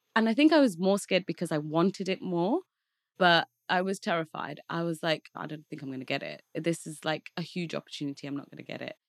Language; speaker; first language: English; native; English